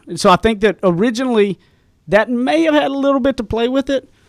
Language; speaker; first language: English; native; English